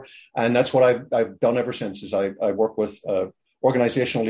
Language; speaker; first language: English; native; English